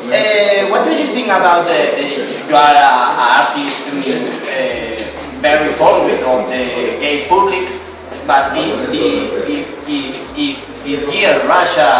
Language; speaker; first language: English; non-native, learner; Spanish